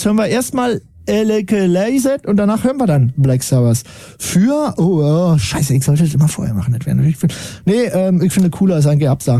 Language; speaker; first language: German; native; German